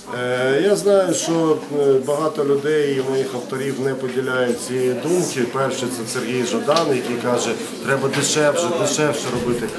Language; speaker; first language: Ukrainian; non-native, local second language; Russian